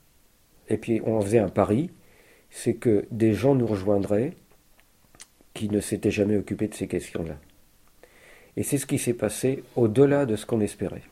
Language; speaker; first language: French; native; French